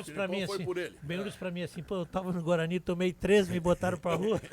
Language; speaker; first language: Portuguese; native; Portuguese